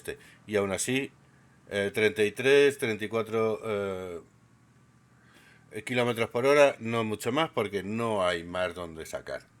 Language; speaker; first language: Spanish; native; Spanish